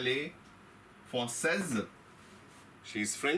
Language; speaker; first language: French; non-native, fluent; Hindi